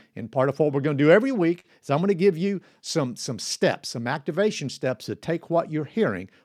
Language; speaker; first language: English; native; English